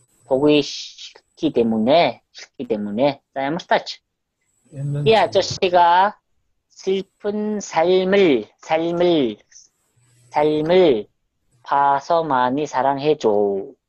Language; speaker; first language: Korean; non-native, fluent; Mongolian